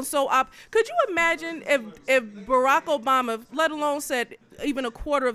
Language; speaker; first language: English; native; English